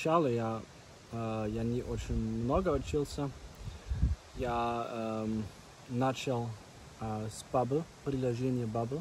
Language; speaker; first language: Russian; non-native, learner; German